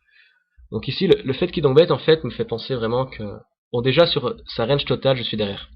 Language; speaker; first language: French; native; French